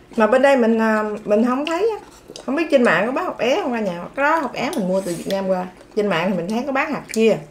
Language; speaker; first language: Vietnamese; native; Vietnamese